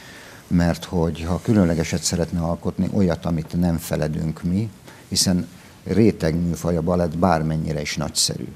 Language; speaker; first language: Hungarian; native; Hungarian